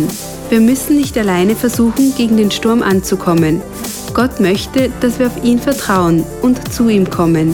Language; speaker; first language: German; native; German